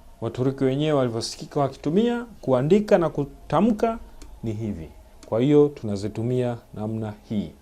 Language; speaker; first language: Swahili; native; Swahili